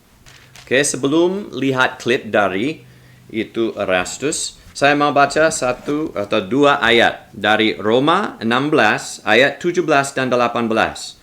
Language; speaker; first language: Indonesian; non-native, learner; English